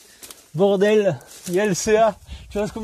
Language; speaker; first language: French; native; French